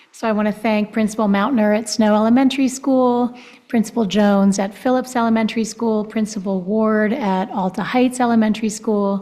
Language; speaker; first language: English; non-native, fluent; Spanish